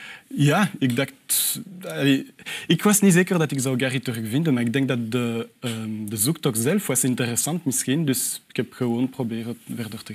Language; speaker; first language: Dutch; non-native, local second language; French